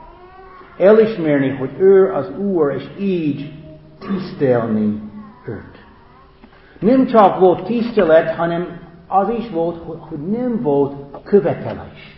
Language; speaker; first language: Hungarian; non-native, fluent; English